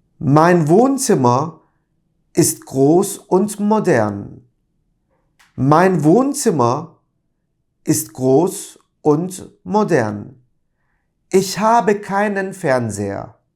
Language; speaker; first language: German; non-native, fluent; Turkish